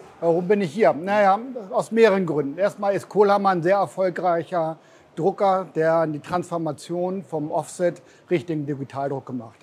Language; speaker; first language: German; native; German